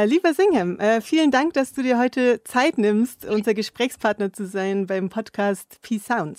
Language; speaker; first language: German; native; German